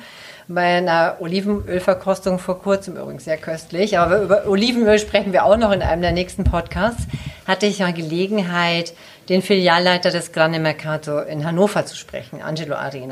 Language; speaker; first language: German; native; German